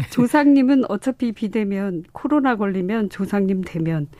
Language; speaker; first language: Korean; native; Korean